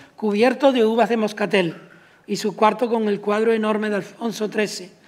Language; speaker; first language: Spanish; native; Spanish